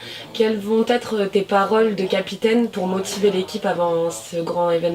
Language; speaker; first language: French; native; French